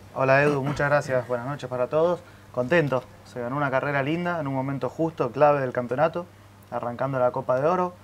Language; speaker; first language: Spanish; native; Spanish